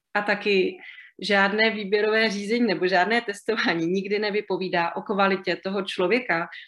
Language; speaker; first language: Czech; native; Czech